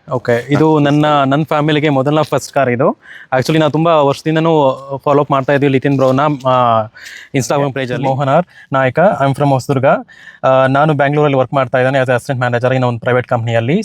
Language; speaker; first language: Kannada; native; Kannada